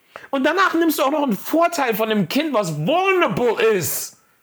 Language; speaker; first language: German; native; German